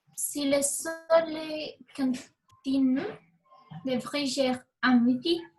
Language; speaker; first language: French; non-native, learner; Spanish